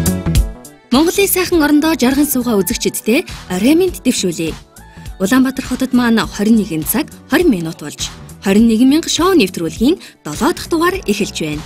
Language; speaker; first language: Mongolian; native; Mongolian